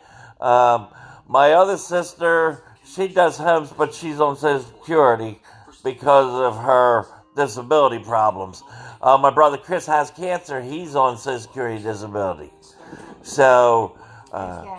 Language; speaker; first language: English; native; English